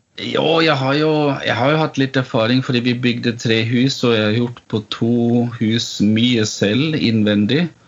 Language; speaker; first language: Norwegian; non-native, fluent; German